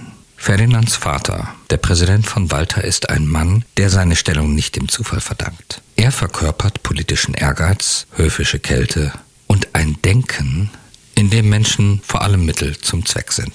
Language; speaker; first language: German; native; German